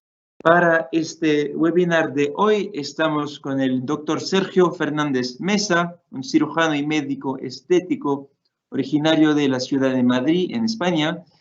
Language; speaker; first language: Spanish; non-native, fluent; Portuguese